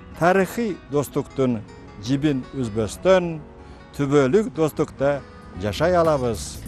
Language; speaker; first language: Kyrgyz; non-native, local second language; Uzbek